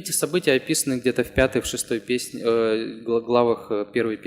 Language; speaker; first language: Russian; native; Russian